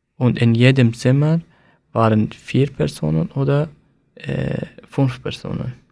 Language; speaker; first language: German; non-native, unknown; Persian